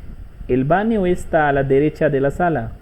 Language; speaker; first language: Spanish; non-native, learner; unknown